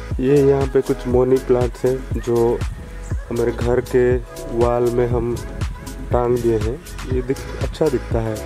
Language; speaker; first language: Hindi; non-native, local second language; Odia